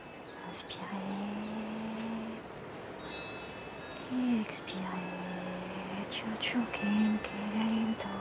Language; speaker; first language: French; native; French